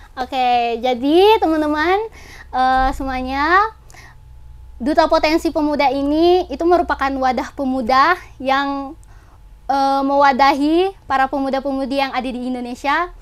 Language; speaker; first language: Indonesian; native; Indonesian